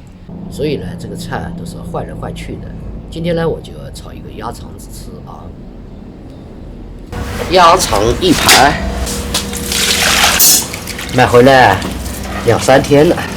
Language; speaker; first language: Chinese; native; Chinese